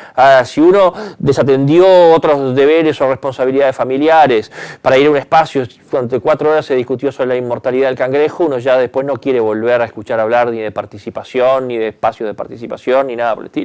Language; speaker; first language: Spanish; native; Spanish